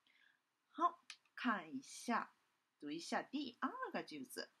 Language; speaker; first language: Chinese; non-native, fluent; Japanese